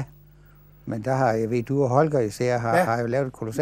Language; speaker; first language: Danish; native; Danish